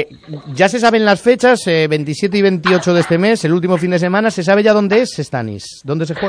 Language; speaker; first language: Spanish; native; Spanish